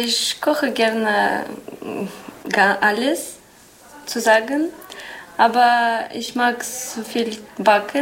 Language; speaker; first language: German; non-native, learner; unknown